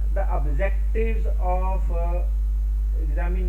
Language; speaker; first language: English; non-native, local second language; Punjabi